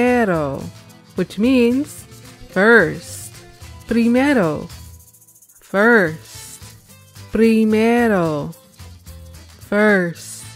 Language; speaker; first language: Spanish; non-native, learner; English